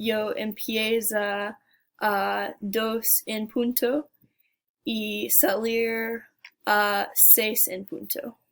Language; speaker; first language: Spanish; non-native, learner; English